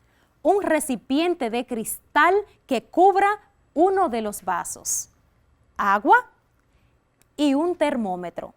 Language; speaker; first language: Spanish; native; Spanish